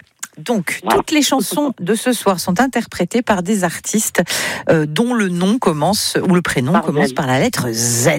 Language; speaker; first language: French; native; French